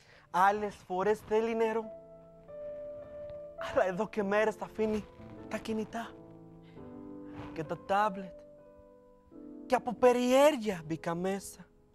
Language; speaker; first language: Greek; non-native, fluent; Spanish